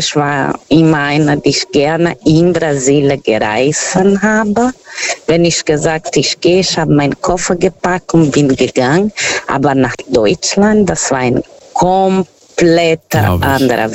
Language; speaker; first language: German; non-native, fluent; Portuguese